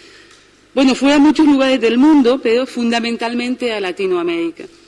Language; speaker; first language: Spanish; native; Spanish